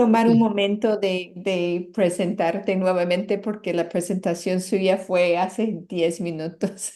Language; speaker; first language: Spanish; non-native, fluent; English